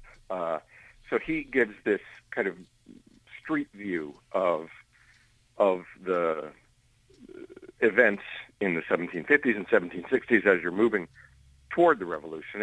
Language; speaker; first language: English; native; English